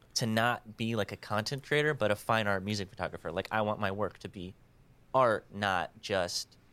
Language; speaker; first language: English; native; English